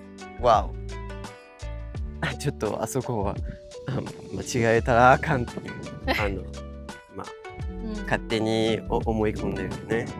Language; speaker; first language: Japanese; non-native, fluent; English